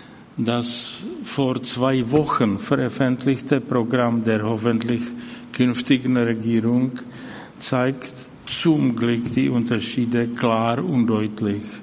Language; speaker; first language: German; non-native, fluent; Czech